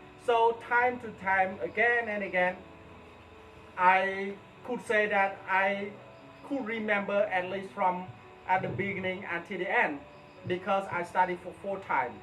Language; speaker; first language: English; non-native, fluent; Khmer